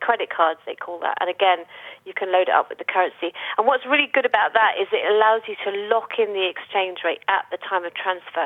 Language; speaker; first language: English; native; English